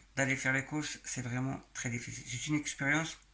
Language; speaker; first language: French; non-native, local second language; Arabic